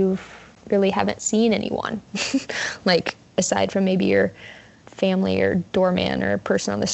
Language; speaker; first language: English; native; English